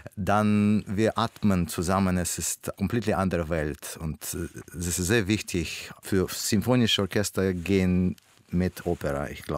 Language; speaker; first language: German; non-native, learner; Russian